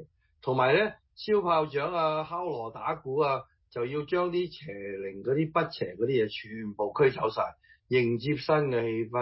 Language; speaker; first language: Chinese; early bilingual, heritage; Cantonese